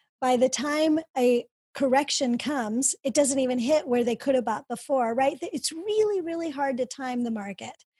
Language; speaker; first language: English; early bilingual, other home language; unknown